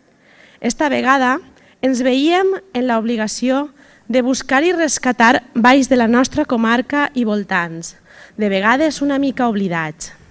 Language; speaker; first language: Catalan; native; Catalan